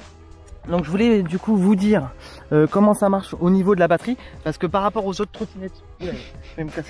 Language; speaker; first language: French; native; French